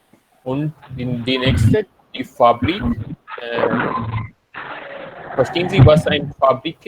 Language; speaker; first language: German; non-native, fluent; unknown